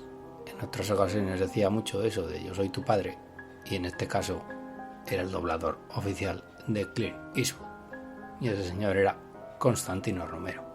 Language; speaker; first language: Spanish; native; Spanish